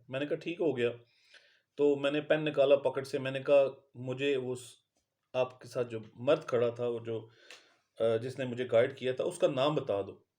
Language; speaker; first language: Urdu; non-native, local second language; Punjabi